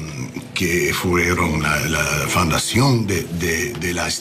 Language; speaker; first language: Spanish; non-native, learner; English